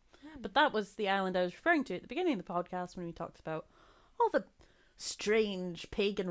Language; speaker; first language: English; native; English